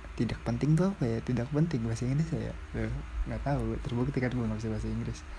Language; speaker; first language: Indonesian; native; Indonesian